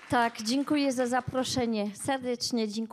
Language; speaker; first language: Polish; non-native, learner; French